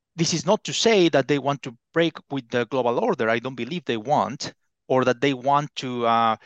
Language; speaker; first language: English; non-native, fluent; Spanish